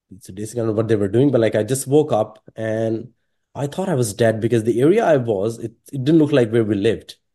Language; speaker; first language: English; non-native, local second language; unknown